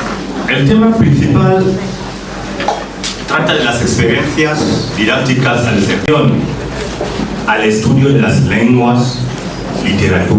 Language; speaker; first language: Spanish; non-native, fluent; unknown